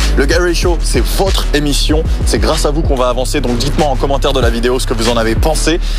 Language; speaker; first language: French; native; French